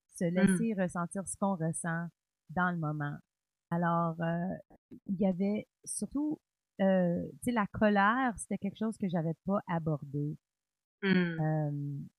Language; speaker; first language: French; native; French